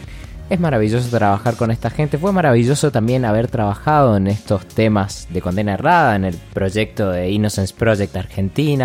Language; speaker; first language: Spanish; native; Spanish